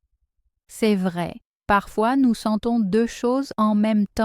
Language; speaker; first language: French; native; French